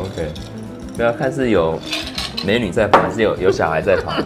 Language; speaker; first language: Chinese; native; Chinese